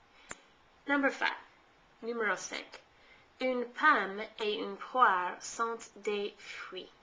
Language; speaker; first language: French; non-native, fluent; English